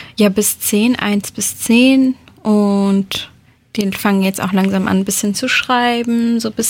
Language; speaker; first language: German; early bilingual, other home language; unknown